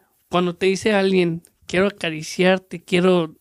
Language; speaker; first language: Spanish; native; Spanish